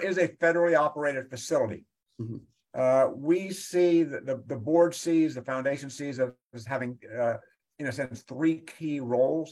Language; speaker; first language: English; native; English